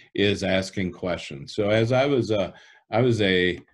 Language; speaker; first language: English; native; English